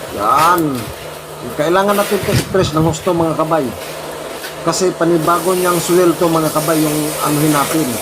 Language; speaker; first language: Filipino; non-native, local second language; Cebuano